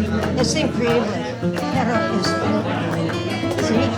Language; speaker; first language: Spanish; non-native, learner; English